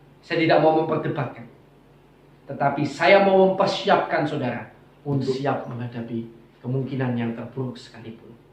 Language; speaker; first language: Indonesian; non-native, local second language; Javanese